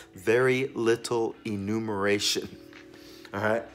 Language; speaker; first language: English; native; English